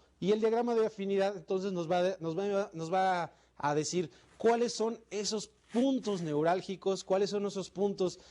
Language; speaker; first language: Spanish; native; Spanish